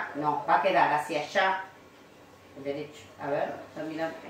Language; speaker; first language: Spanish; native; Spanish